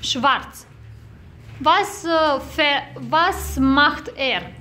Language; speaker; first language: German; non-native, fluent; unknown